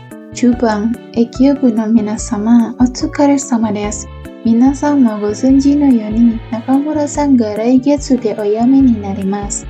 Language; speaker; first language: Japanese; non-native, learner; Indonesian